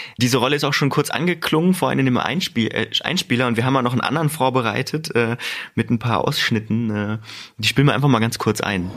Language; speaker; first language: German; native; German